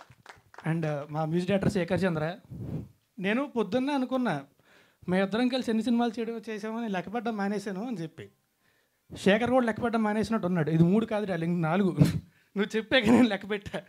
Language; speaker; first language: Telugu; native; Telugu